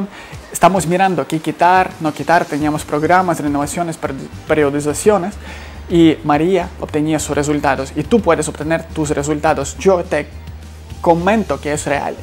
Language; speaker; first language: Spanish; non-native, fluent; Ukrainian